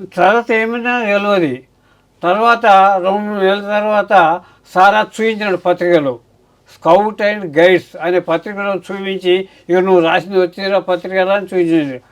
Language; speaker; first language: Telugu; native; Telugu